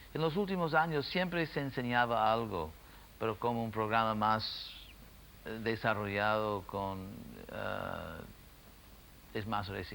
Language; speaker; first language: Spanish; non-native, fluent; English